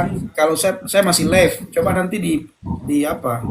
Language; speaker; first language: Indonesian; native; Indonesian